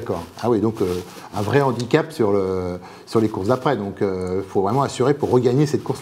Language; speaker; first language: French; native; French